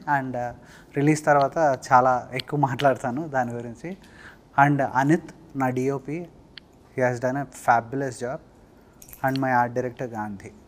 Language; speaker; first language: Telugu; native; Telugu